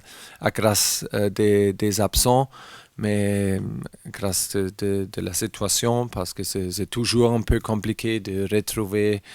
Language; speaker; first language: French; non-native, learner; German